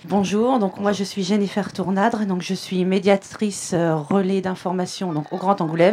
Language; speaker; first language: French; native; French